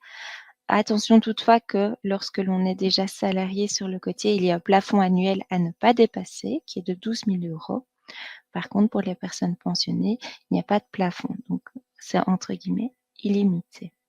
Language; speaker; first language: French; native; French